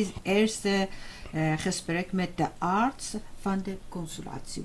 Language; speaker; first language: Dutch; non-native, fluent; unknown